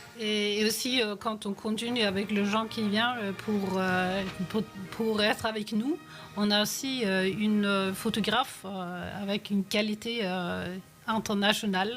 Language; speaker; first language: French; non-native, fluent; Norwegian